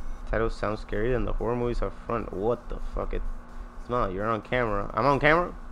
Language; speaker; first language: English; non-native, local second language; Spanish